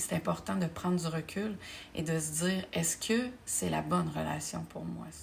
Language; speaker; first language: French; native; French